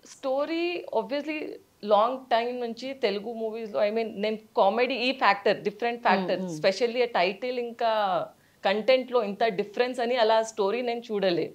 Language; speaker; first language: Telugu; non-native, local second language; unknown